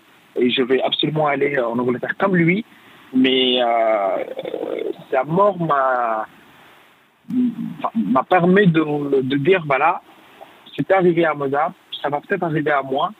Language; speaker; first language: French; non-native, fluent; Arabic